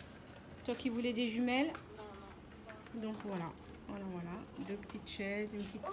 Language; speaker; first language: French; native; French